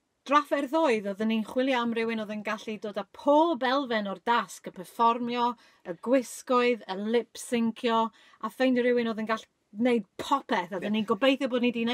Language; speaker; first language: Welsh; native; Welsh